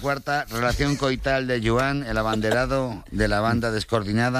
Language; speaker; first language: Spanish; native; Spanish